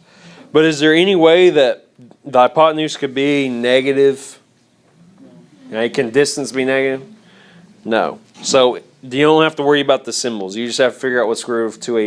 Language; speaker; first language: English; native; English